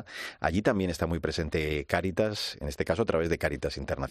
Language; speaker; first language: Spanish; native; Spanish